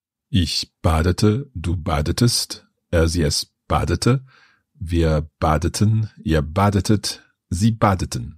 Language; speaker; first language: German; non-native, learner; English